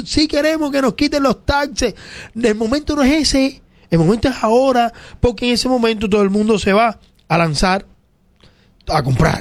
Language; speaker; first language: Spanish; native; Spanish